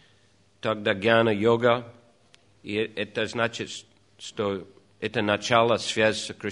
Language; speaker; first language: Russian; non-native, fluent; English